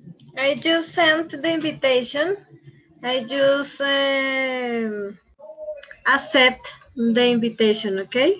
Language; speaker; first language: English; non-native, fluent; Spanish